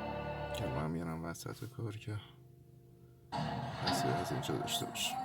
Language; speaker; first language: Persian; native; Persian